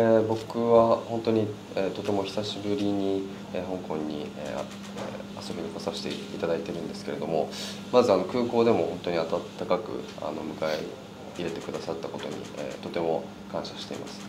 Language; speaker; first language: Japanese; native; Japanese